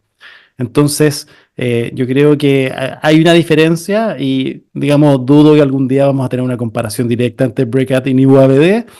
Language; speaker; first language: Spanish; native; Spanish